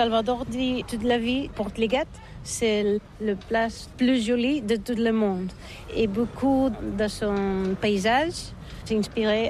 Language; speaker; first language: French; non-native, learner; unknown